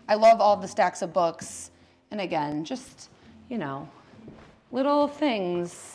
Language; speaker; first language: English; native; English